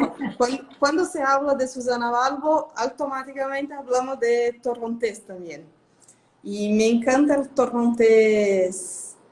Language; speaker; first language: Spanish; non-native, fluent; Portuguese